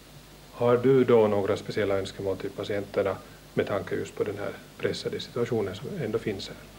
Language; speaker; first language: Swedish; native; Swedish